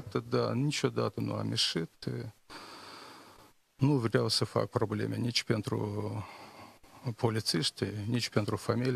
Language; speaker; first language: Romanian; non-native, local second language; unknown